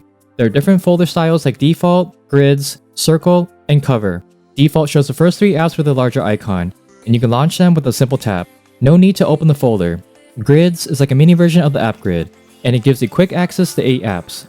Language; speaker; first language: English; native; English